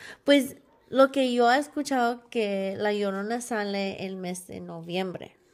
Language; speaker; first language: Spanish; non-native, learner; English